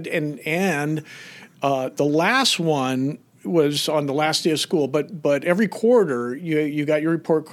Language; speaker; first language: English; native; English